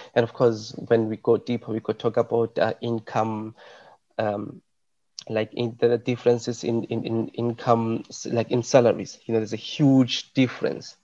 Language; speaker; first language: English; non-native, local second language; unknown